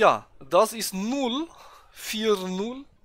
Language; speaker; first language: German; native; German